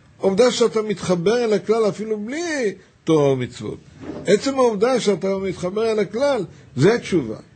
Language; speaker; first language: Hebrew; native; Hebrew